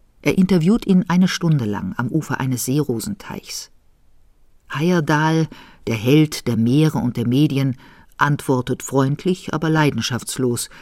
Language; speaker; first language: German; native; German